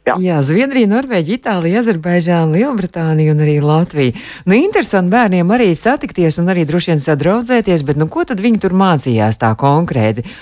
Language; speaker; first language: Latvian; native; Latvian